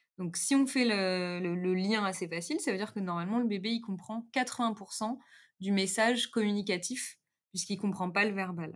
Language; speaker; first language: French; native; French